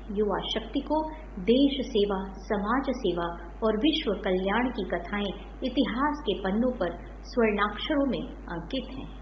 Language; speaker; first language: Hindi; native; Hindi